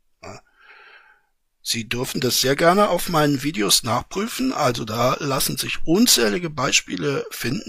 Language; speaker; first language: German; native; German